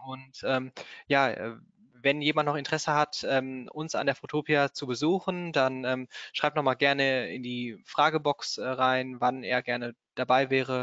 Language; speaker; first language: German; native; German